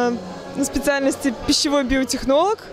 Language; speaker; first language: Russian; native; Russian